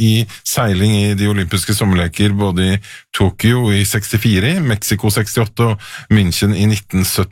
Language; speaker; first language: Norwegian; native; Norwegian